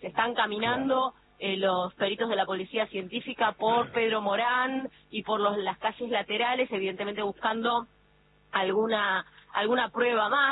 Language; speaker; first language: Spanish; native; Spanish